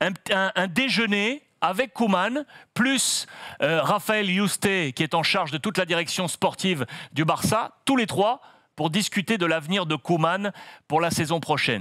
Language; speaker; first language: French; native; French